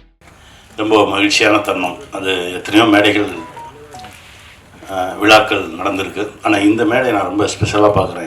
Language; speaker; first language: Tamil; native; Tamil